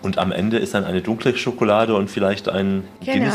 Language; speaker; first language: German; native; German